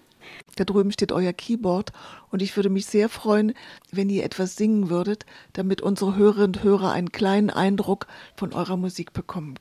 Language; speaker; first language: German; native; German